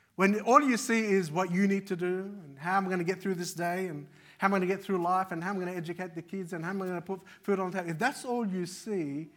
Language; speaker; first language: English; early bilingual, other home language; Arabic